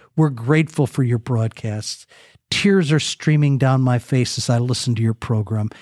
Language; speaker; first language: English; native; English